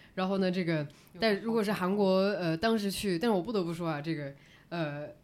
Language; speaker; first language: Chinese; native; Chinese